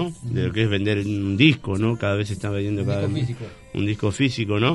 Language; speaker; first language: Spanish; native; Spanish